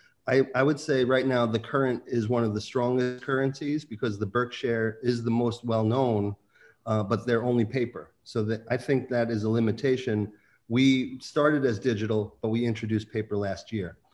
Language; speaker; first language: English; native; English